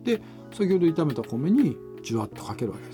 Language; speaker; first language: Japanese; native; Japanese